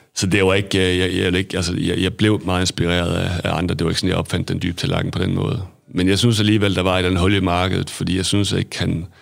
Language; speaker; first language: Danish; native; Danish